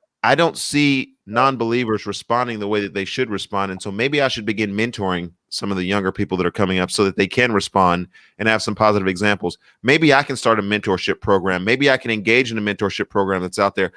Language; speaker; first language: English; native; English